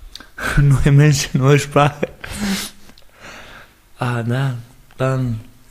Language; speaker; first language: German; non-native, learner; Persian